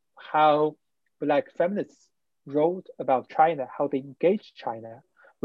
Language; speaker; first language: English; non-native, fluent; Chinese